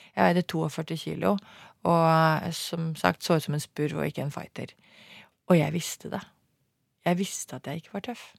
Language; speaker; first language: Norwegian; native; Norwegian